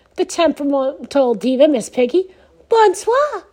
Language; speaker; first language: English; native; English